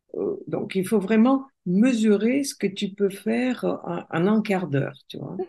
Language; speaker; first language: French; non-native, fluent; Russian